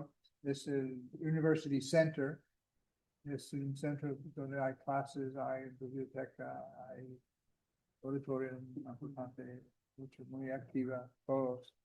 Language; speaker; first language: Spanish; non-native, fluent; English